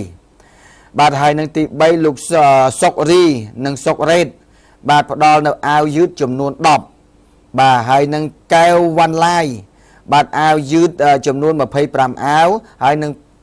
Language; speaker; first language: Khmer; native; Khmer